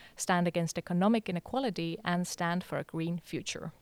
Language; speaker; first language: English; non-native, fluent; Estonian